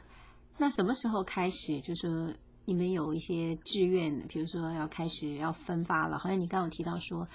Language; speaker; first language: Chinese; native; Chinese